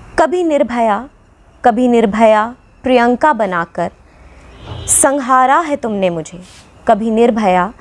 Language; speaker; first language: Hindi; non-native, local second language; Dogri